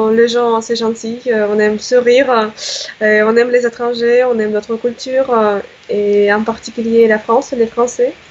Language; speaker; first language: French; non-native, fluent; Russian